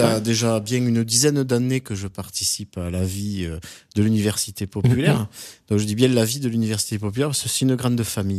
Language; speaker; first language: French; native; French